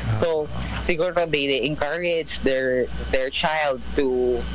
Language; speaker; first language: Filipino; native; Filipino